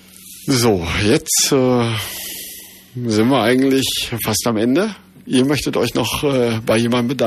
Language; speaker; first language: German; native; German